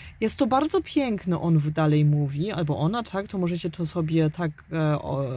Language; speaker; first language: Polish; early bilingual, heritage; German